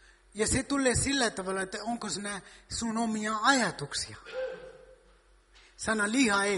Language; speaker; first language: Finnish; non-native, fluent; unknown